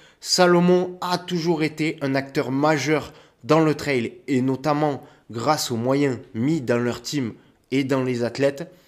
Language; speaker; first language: French; native; French